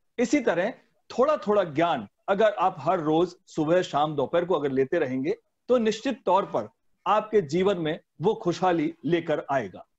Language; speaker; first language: Hindi; native; Hindi